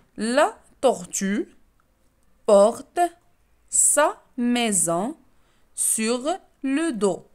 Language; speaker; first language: French; non-native, local second language; Arabic